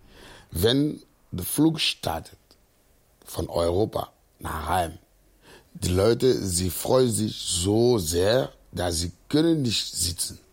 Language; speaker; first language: German; non-native, fluent; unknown